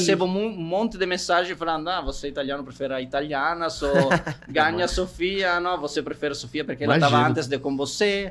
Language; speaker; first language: Portuguese; non-native, fluent; Italian